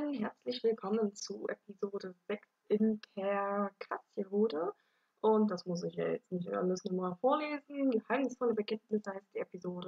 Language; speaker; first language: German; native; German